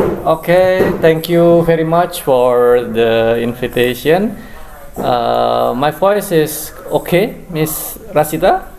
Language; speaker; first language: English; non-native, learner; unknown